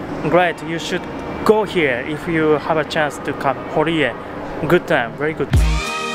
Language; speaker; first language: English; non-native, learner; Japanese